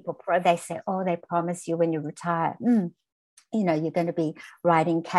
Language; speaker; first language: English; native; English